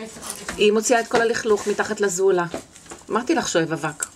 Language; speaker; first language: Hebrew; native; Hebrew